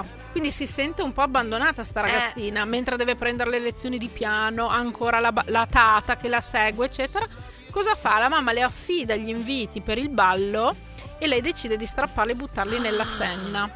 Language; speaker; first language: Italian; native; Italian